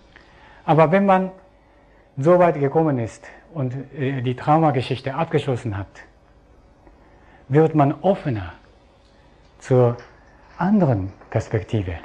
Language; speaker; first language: German; non-native, fluent; Japanese